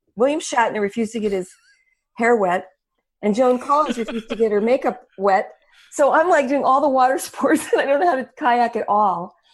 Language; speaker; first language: English; native; English